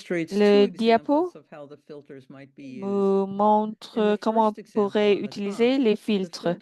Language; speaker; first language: French; non-native, fluent; English